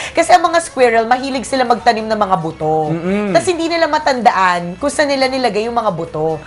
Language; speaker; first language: Filipino; native; Filipino